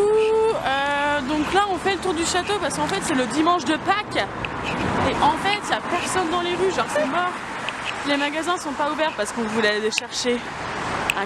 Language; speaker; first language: French; native; French